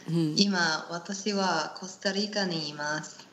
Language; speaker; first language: Japanese; non-native, learner; Spanish